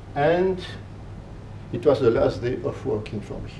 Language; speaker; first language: English; non-native, fluent; French